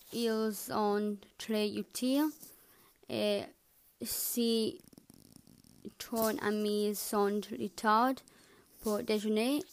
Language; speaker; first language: French; non-native, learner; English